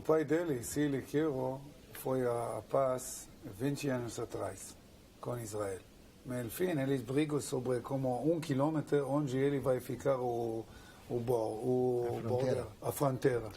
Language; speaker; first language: Portuguese; non-native, learner; Hebrew